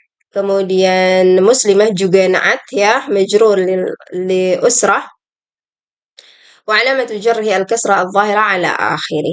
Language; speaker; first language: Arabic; non-native, fluent; Indonesian